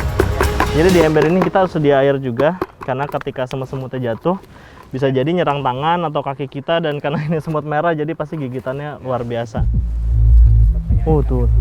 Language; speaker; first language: Indonesian; native; Indonesian